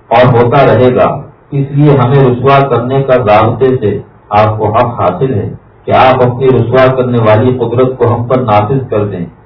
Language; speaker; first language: Urdu; native; Urdu